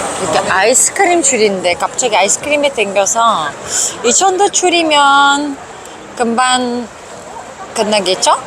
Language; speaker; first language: Korean; non-native, fluent; Uzbek